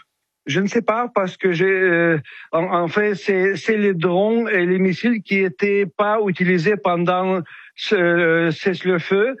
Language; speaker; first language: French; non-native, fluent; Ukrainian